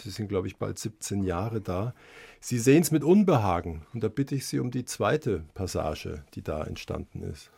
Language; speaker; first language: German; native; German